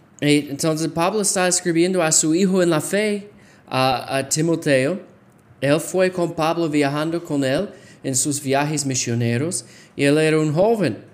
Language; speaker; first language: Spanish; non-native, fluent; English